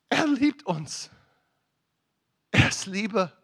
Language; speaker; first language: German; non-native, fluent; English